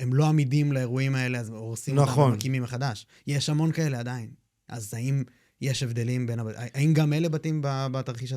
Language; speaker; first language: Hebrew; native; Hebrew